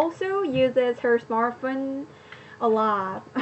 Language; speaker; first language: English; non-native, learner; Korean